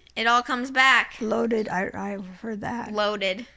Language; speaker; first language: English; native; English